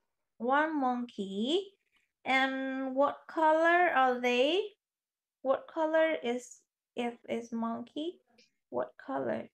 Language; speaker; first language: English; non-native, fluent; Vietnamese